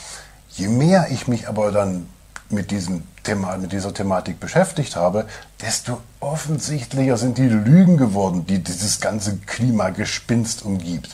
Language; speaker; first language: German; native; German